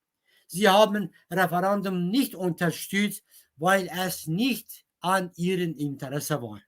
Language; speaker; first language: German; non-native, fluent; Kurdish